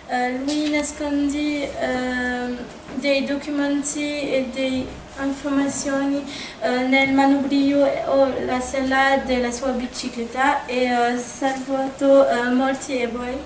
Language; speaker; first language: Italian; non-native, learner; French